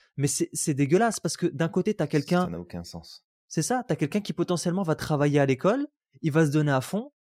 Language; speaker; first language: French; non-native, local second language; Arabic